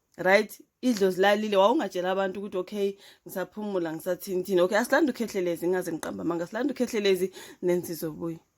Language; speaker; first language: Zulu; native; Zulu